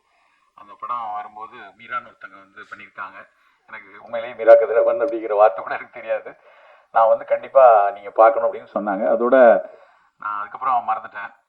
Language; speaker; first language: Tamil; native; Tamil